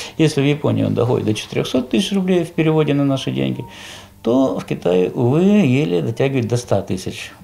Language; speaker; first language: Russian; native; Russian